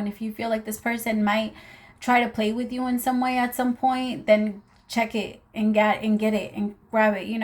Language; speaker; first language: English; native; English